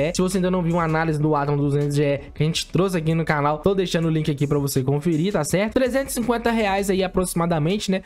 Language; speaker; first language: Portuguese; native; Portuguese